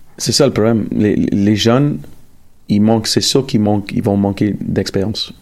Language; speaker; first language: French; early bilingual, other home language; Italian